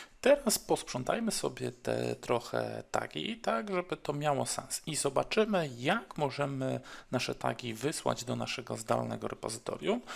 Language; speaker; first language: Polish; native; Polish